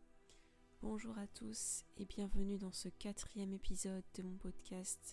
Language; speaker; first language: French; native; French